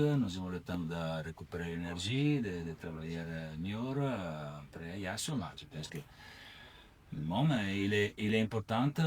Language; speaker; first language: French; non-native, learner; Italian